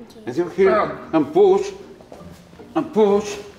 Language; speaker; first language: English; non-native, learner; Spanish